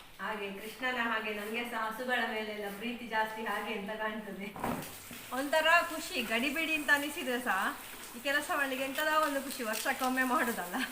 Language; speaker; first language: Kannada; non-native, local second language; Tulu